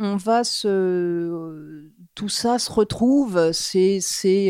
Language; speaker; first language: French; native; French